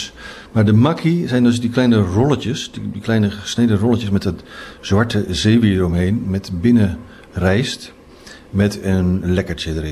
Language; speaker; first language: Dutch; native; Dutch